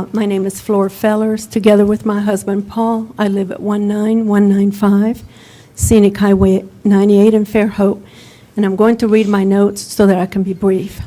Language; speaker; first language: English; non-native, fluent; Spanish